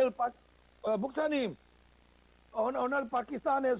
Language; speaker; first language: Korean; non-native, learner; Urdu